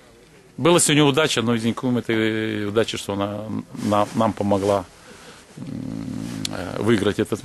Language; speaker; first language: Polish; non-native, learner; Ukrainian